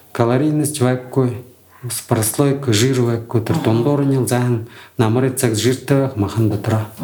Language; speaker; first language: Russian; non-native, local second language; Buriat